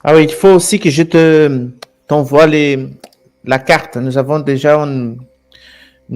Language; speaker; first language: French; non-native, fluent; Portuguese